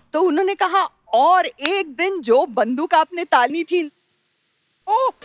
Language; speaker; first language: Hindi; non-native, local second language; Marathi